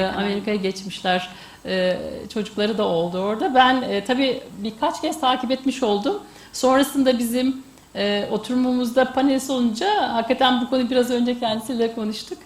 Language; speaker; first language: Turkish; native; Turkish